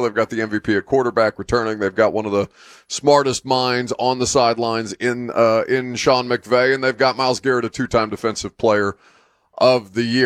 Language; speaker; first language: English; native; English